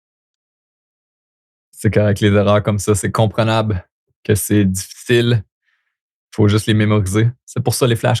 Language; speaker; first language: French; native; French